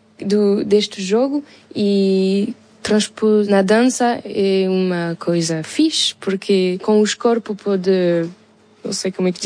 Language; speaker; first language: Portuguese; non-native, learner; French